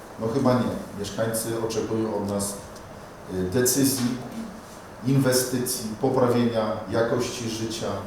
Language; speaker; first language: Polish; native; Polish